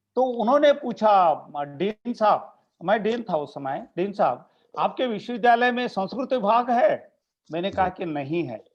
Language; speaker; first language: Hindi; non-native, local second language; Kannada